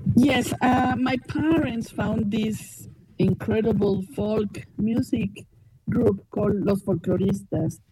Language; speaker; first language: English; non-native, fluent; Spanish